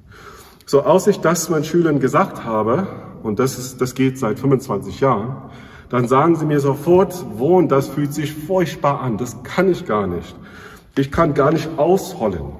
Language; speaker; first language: German; non-native, fluent; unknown